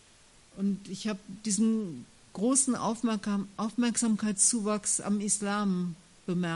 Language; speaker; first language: German; native; German